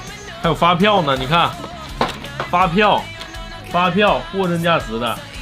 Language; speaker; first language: Chinese; native; Chinese